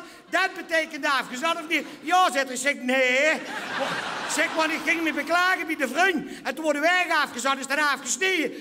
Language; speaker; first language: Dutch; non-native, local second language; Limburgish